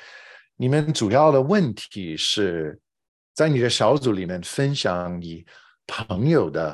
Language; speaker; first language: Chinese; non-native, fluent; English